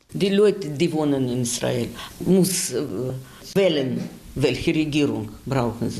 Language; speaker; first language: German; non-native, learner; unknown